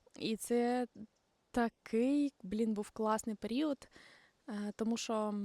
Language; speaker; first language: Ukrainian; non-native, local second language; Russian